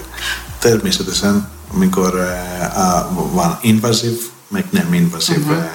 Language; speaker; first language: Hungarian; non-native, learner; Greek